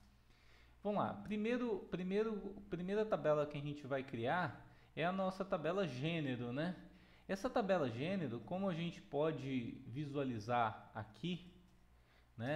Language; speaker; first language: Portuguese; native; Portuguese